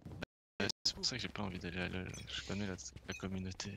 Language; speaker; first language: French; native; French